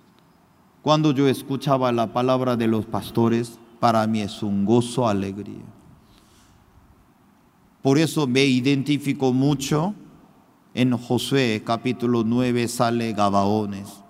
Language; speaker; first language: Spanish; non-native, fluent; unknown